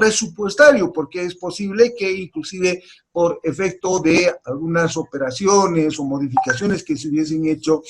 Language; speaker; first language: Spanish; native; Spanish